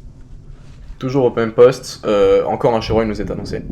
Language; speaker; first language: French; native; French